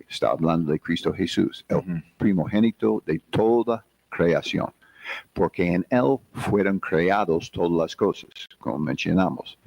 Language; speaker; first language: Spanish; non-native, fluent; English